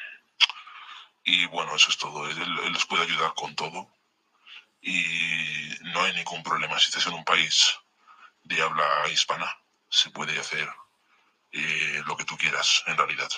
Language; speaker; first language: English; non-native, fluent; Spanish